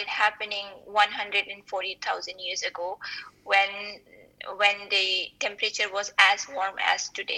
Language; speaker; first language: English; non-native, local second language; Hindi